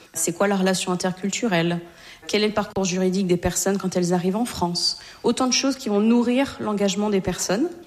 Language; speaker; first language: French; native; French